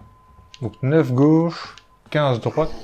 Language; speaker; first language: French; native; French